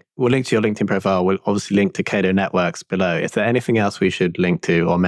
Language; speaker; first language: English; native; English